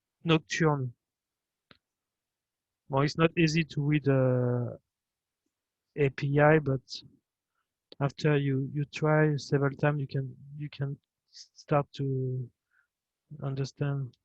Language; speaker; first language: English; non-native, fluent; French